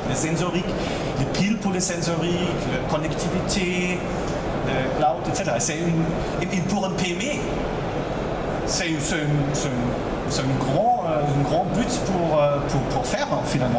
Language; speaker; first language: French; non-native, local second language; German